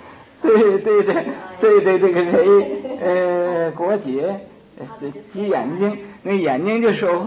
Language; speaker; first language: Chinese; native; Chinese